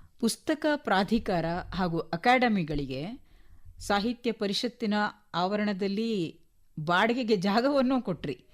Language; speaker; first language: Kannada; native; Kannada